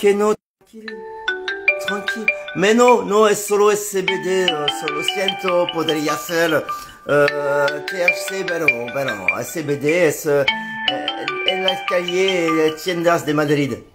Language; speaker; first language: Spanish; non-native, learner; French